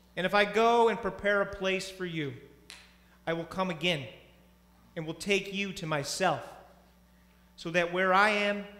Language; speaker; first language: English; native; English